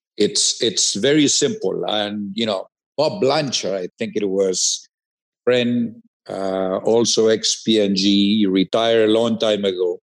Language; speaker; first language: English; non-native, fluent; Spanish